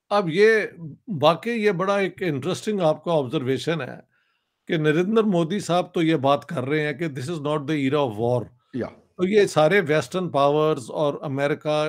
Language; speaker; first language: Urdu; non-native, local second language; Punjabi